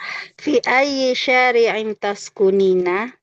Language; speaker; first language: Arabic; non-native, learner; Indonesian